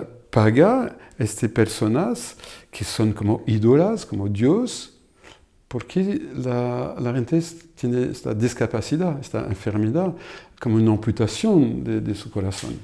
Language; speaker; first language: Spanish; non-native, fluent; French